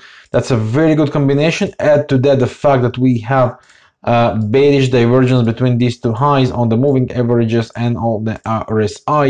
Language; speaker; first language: English; non-native, fluent; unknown